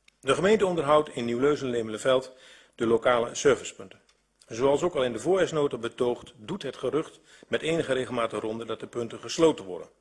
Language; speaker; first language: Dutch; native; Dutch